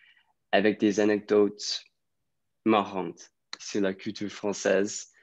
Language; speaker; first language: French; non-native, fluent; English